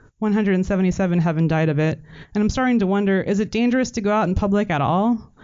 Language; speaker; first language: English; native; English